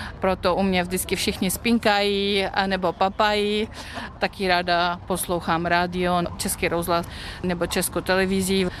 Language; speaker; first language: Czech; non-native, fluent; Russian